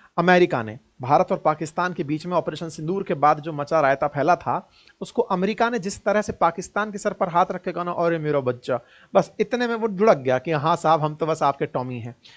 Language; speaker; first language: Hindi; native; Hindi